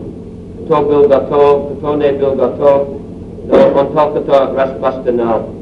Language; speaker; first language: Russian; non-native, learner; English